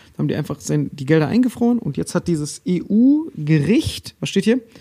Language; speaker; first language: German; native; German